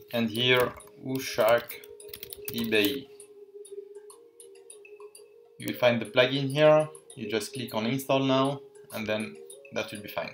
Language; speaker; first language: English; non-native, fluent; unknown